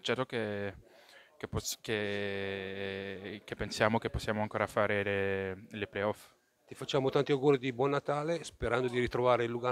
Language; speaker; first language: Italian; non-native, local second language; French